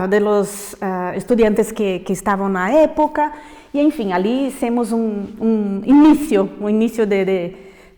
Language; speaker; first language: Spanish; non-native, fluent; Portuguese